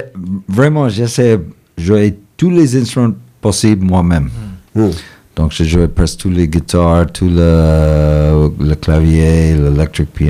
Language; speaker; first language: French; non-native, fluent; English